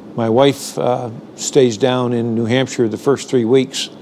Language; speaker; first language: English; native; English